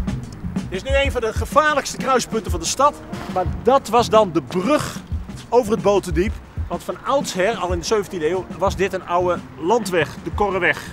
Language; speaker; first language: Dutch; native; Dutch